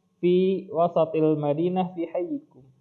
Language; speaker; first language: Arabic; non-native, fluent; Indonesian